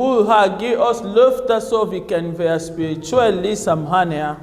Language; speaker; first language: Danish; non-native, fluent; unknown